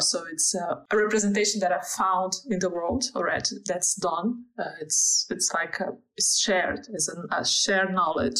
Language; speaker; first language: English; non-native, fluent; Portuguese